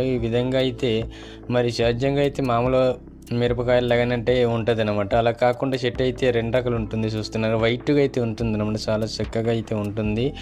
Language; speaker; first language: Telugu; non-native, local second language; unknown